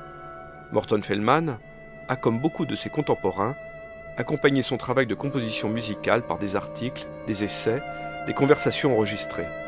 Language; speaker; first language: French; native; French